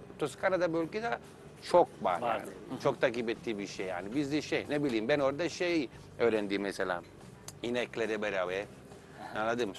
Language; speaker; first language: Turkish; non-native, learner; Italian